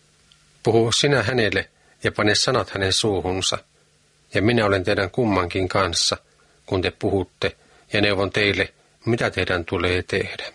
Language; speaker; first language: Finnish; native; Finnish